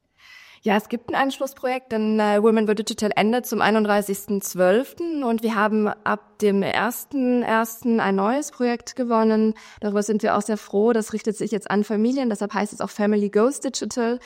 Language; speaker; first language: German; native; German